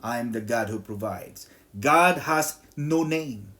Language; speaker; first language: English; non-native, local second language; Filipino